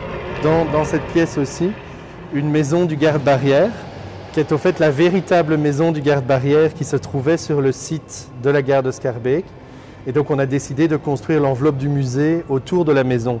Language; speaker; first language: French; native; French